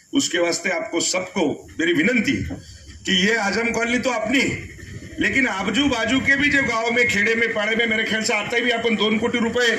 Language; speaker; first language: Hindi; non-native, local second language; Marathi